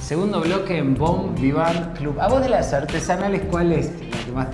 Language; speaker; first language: Spanish; native; Spanish